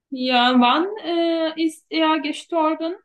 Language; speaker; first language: German; non-native, fluent; Turkish